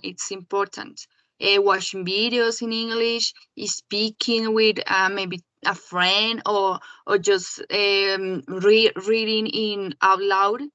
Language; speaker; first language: English; non-native, learner; Spanish